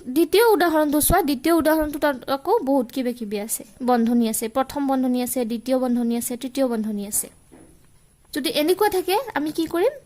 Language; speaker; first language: Assamese; native; Assamese